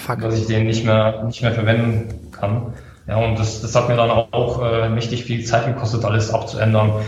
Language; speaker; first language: German; native; German